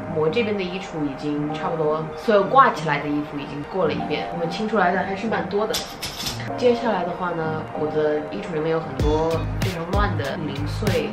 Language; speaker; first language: Chinese; early bilingual, heritage; Chinese